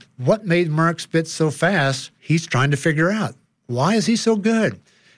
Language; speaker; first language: English; native; English